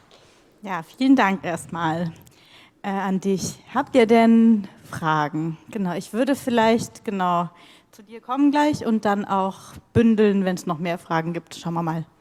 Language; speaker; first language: German; native; German